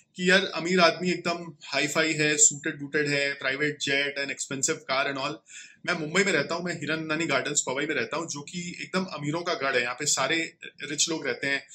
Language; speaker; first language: Hindi; native; Hindi